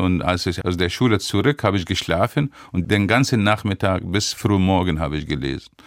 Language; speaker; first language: German; non-native, fluent; Arabic